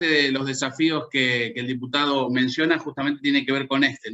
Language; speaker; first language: Spanish; native; Spanish